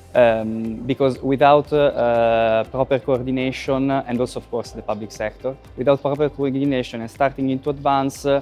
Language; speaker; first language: English; non-native, fluent; Italian